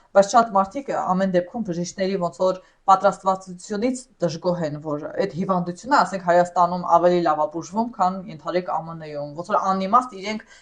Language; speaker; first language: Armenian; native; Armenian